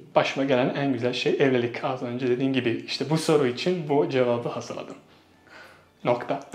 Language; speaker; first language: Turkish; non-native, fluent; Bosnian